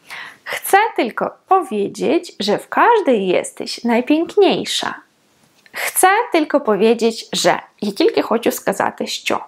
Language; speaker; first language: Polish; non-native, fluent; Ukrainian